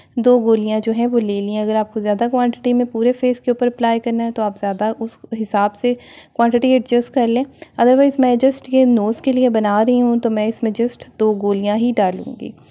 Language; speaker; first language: Hindi; native; Hindi